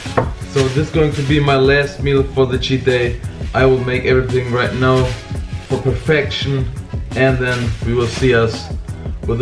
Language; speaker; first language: English; non-native, learner; Bosnian